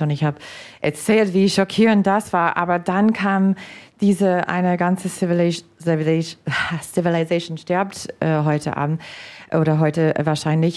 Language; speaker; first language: German; non-native, fluent; English